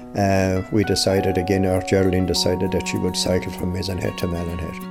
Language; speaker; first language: English; native; English